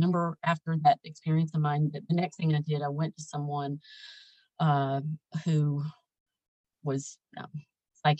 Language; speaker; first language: English; native; English